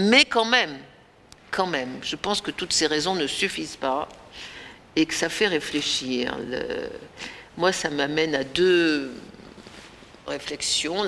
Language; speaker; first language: French; native; French